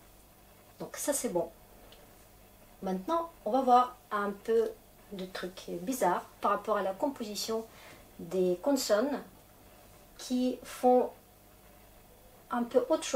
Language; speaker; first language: French; non-native, fluent; Russian